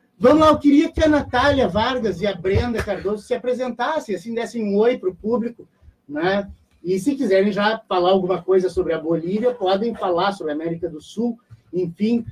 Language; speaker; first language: Portuguese; native; Portuguese